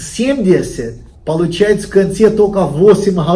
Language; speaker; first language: Russian; non-native, fluent; Portuguese